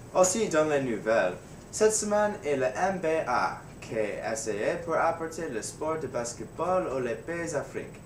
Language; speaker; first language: French; non-native, learner; English